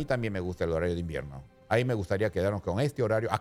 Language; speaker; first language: Spanish; native; Spanish